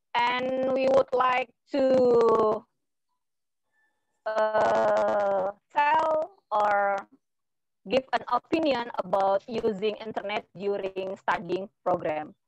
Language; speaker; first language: English; non-native, learner; Indonesian